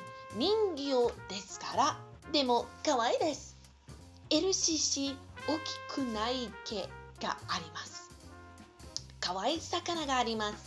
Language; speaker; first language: Japanese; non-native, learner; Portuguese